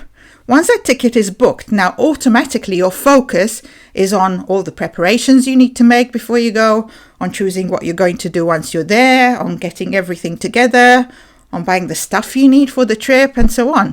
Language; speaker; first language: English; native; English